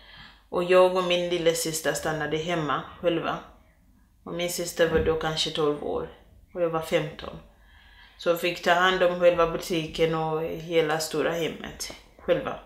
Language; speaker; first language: Swedish; non-native, fluent; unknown